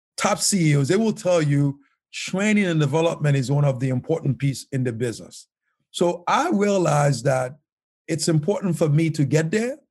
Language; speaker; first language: English; non-native, fluent; Haitian Creole